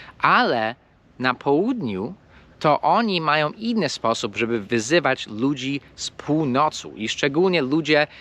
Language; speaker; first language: Polish; non-native, fluent; English